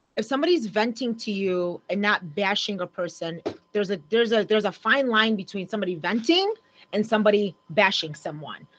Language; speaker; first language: English; native; English